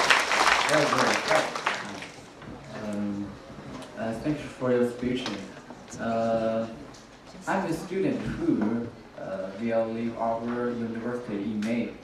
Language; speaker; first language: English; non-native, learner; Chinese